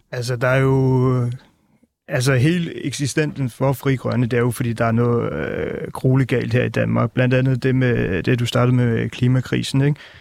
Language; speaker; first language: Danish; early bilingual, other home language; Punjabi